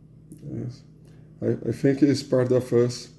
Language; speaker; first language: English; non-native, learner; Portuguese